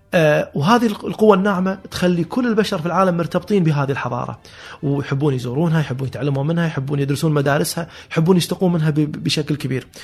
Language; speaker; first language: Arabic; native; Arabic